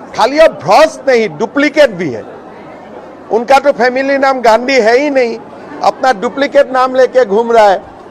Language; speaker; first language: Hindi; non-native, local second language; Assamese